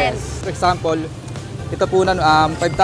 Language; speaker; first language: Filipino; native; Filipino